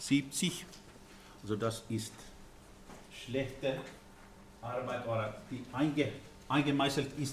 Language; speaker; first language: German; non-native, fluent; Finnish